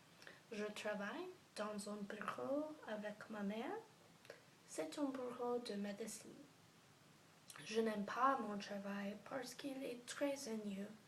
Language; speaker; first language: French; non-native, learner; English